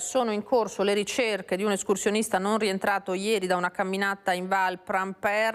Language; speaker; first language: Italian; native; Italian